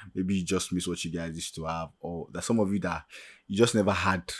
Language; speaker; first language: English; non-native, local second language; Yoruba